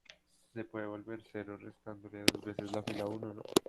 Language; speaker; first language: Spanish; native; Spanish